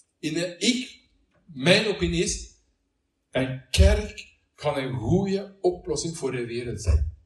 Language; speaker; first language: Dutch; non-native, learner; Norwegian